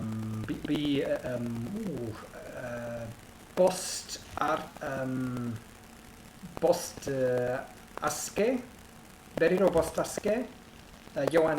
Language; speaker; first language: Basque; non-native, learner; English